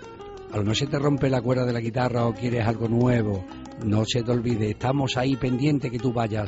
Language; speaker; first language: Spanish; native; Spanish